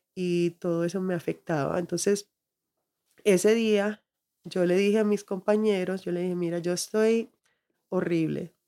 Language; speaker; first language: Spanish; early bilingual, heritage; Spanish